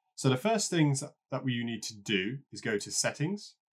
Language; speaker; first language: English; native; English